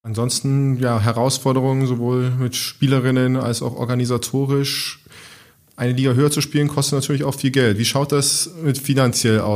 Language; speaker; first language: German; native; German